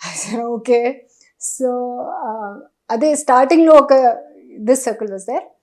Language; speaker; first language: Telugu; non-native, learner; Hindi